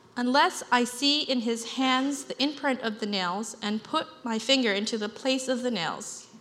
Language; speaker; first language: English; early bilingual, other home language; Khmer